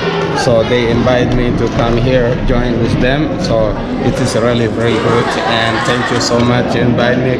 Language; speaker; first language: English; non-native, learner; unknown